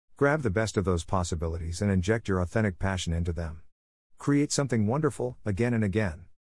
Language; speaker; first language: English; non-native, local second language; Bemba